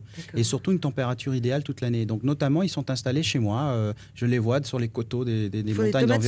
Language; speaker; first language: French; native; French